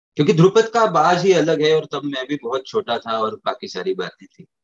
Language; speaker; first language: Hindi; native; Hindi